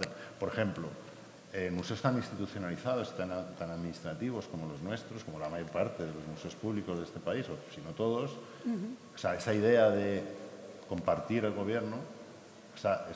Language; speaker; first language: Spanish; native; Spanish